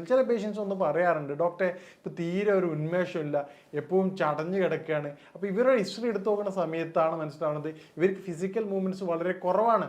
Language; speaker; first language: Malayalam; native; Malayalam